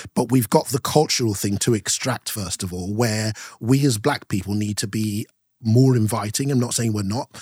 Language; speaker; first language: English; non-native, local second language; Yoruba